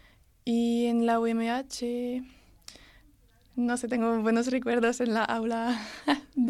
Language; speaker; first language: Spanish; early bilingual, heritage; French